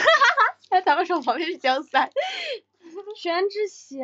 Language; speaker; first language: Chinese; native; Chinese